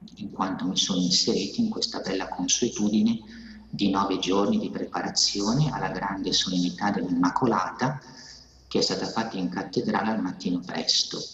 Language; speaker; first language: Italian; native; Italian